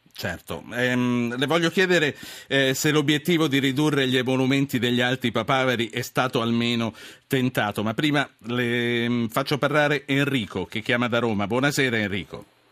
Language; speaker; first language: Italian; native; Italian